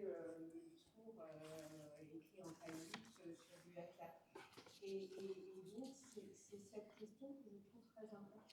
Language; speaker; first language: French; native; French